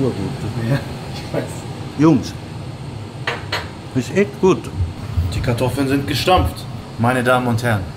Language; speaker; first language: German; native; German